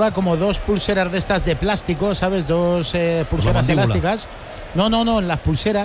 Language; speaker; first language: Spanish; native; Spanish